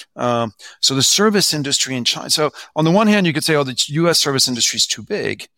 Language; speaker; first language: English; non-native, fluent; French